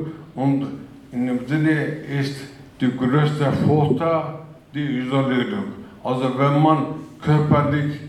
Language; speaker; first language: German; non-native, fluent; Turkish